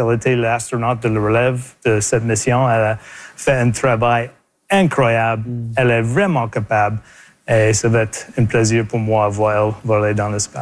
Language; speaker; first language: French; non-native, local second language; English